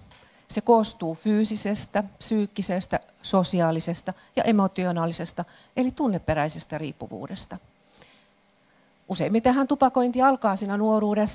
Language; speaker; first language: Finnish; native; Finnish